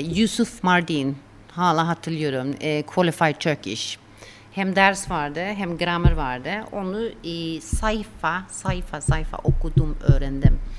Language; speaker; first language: Turkish; non-native, fluent; Swedish